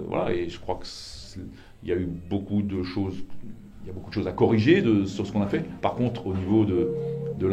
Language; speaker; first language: French; native; French